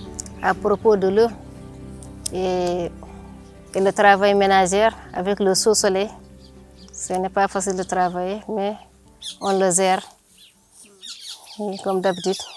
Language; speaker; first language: French; non-native, local second language; Fula